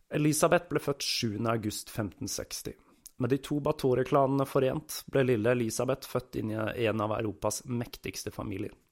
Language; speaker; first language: Norwegian; native; Norwegian